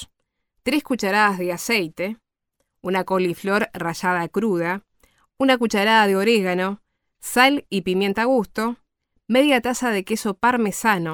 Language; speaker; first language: Spanish; native; Spanish